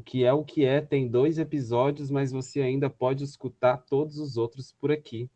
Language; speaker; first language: Portuguese; native; Portuguese